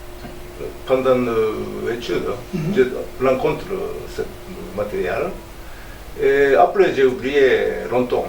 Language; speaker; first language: French; non-native, learner; Japanese